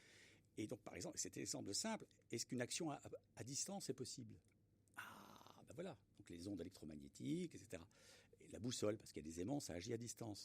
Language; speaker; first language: French; native; French